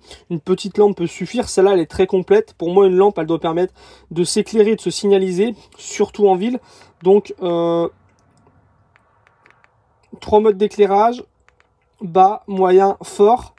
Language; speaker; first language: French; native; French